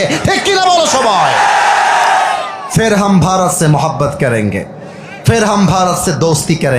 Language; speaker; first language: Hindi; non-native, fluent; Bangla